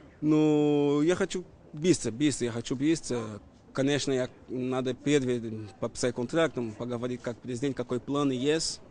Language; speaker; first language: Russian; non-native, learner; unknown